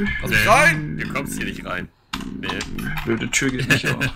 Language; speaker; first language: German; native; German